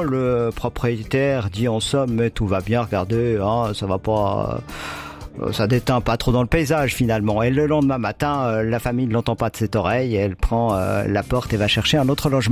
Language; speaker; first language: French; native; French